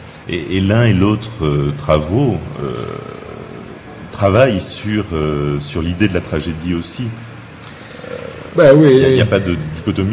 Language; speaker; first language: French; native; French